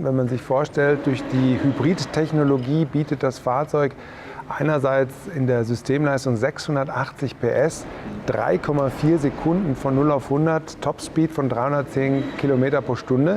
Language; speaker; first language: German; native; German